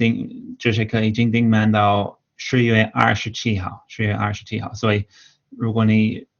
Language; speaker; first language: Chinese; non-native, fluent; English